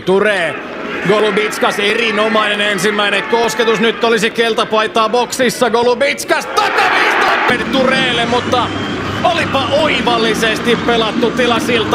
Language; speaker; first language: Finnish; native; Finnish